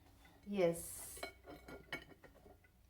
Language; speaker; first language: English; non-native, learner; Hindi